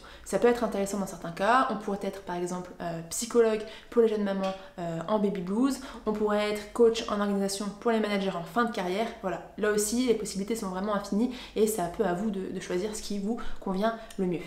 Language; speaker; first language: French; native; French